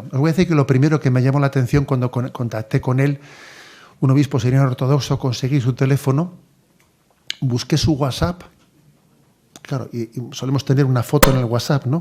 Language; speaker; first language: Spanish; native; Spanish